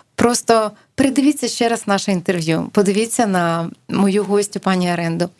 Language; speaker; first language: Ukrainian; native; Ukrainian